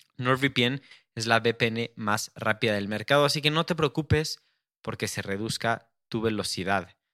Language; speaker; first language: Spanish; native; Spanish